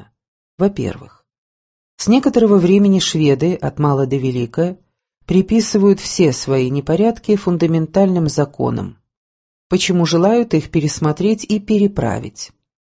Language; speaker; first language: Russian; native; Russian